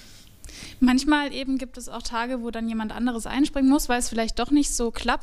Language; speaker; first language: German; native; German